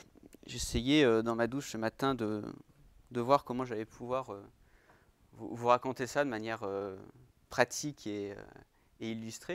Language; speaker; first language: French; native; French